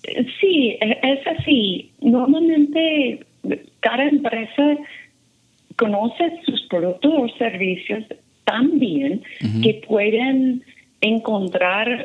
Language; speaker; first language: Spanish; non-native, fluent; English